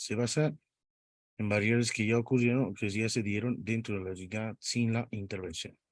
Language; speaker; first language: Spanish; native; Spanish